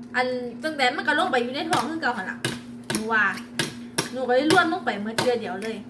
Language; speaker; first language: Thai; native; Thai